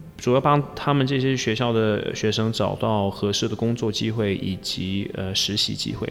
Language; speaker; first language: Chinese; non-native, fluent; English